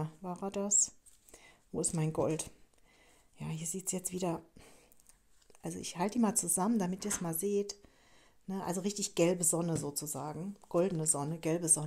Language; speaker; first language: German; native; German